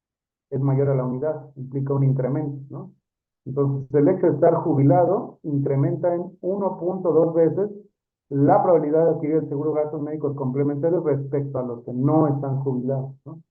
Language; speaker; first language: Spanish; native; Spanish